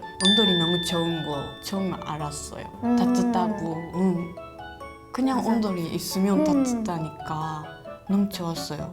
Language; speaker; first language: Korean; non-native, learner; Japanese